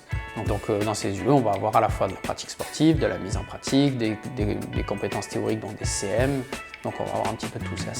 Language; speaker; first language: French; native; French